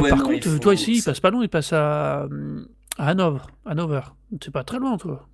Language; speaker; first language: French; native; French